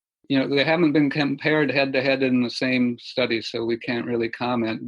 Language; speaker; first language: English; native; English